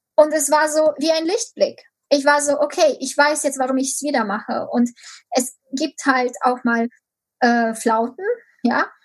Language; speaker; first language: German; early bilingual, other home language; Romanian